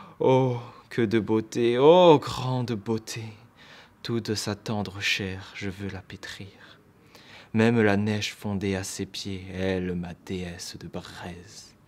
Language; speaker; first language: French; native; French